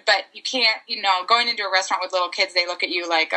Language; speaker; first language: English; native; English